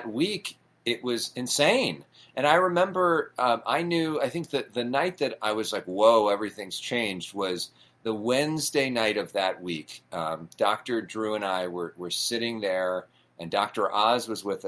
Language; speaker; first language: English; native; English